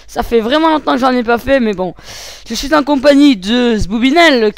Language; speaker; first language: French; native; French